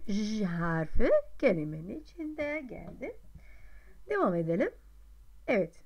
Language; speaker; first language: Turkish; non-native, fluent; Arabic